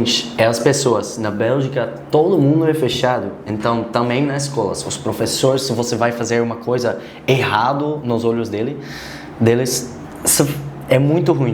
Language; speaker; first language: Portuguese; non-native, learner; Dutch